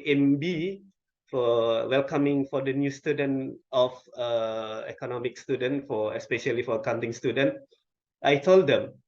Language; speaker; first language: English; non-native, local second language; Indonesian